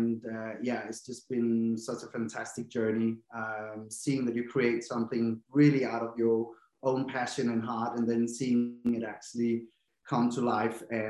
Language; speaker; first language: English; non-native, fluent; Danish